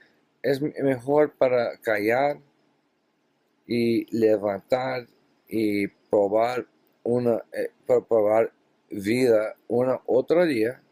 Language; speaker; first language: Spanish; non-native, learner; English